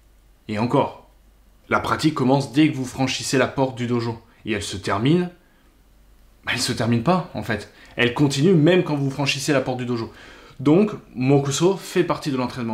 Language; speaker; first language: French; native; French